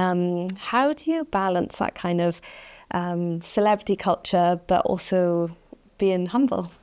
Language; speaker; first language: English; native; English